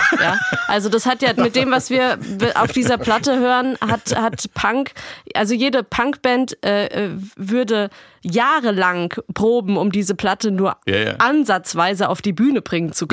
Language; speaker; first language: German; native; German